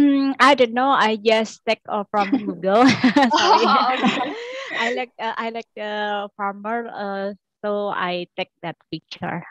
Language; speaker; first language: English; non-native, learner; Indonesian